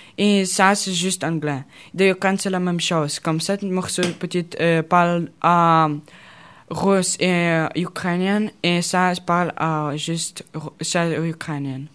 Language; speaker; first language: French; non-native, learner; Russian